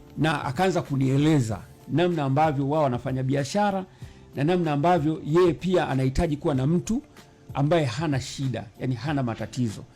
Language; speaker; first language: Swahili; native; Swahili